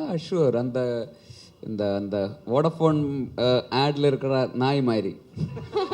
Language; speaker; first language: Tamil; non-native, learner; Malayalam